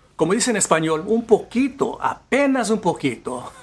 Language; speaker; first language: Spanish; non-native, learner; English